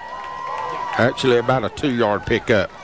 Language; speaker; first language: English; native; English